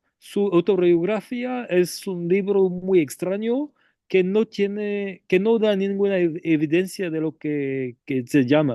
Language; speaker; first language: Spanish; non-native, fluent; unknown